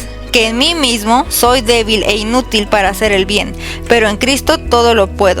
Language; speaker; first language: Spanish; native; Spanish